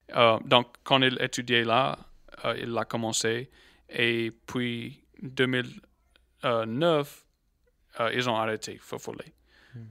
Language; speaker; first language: French; non-native, local second language; English